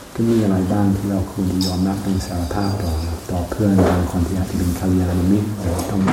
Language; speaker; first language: Thai; native; Thai